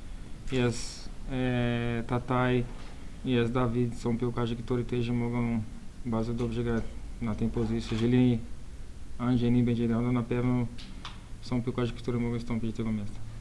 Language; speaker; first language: Polish; non-native, learner; Portuguese